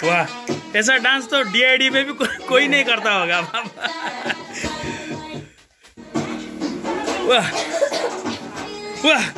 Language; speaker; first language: Hindi; non-native, local second language; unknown